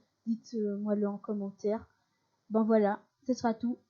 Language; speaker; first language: French; native; French